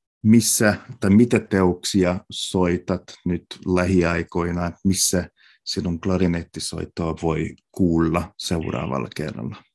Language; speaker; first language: Finnish; native; Finnish